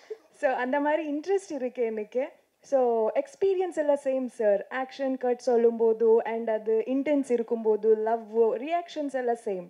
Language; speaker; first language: Tamil; non-native, learner; Kannada